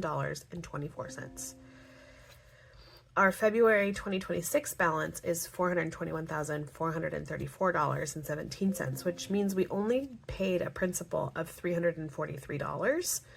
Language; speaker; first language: English; native; English